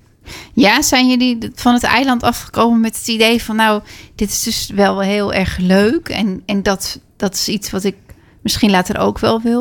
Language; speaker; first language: Dutch; native; Dutch